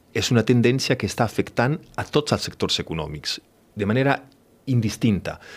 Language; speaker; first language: Catalan; non-native, fluent; Italian